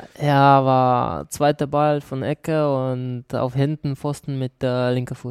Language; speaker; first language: German; non-native, learner; Czech